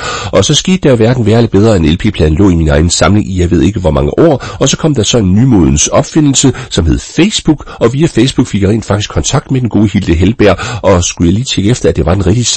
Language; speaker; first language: Danish; native; Danish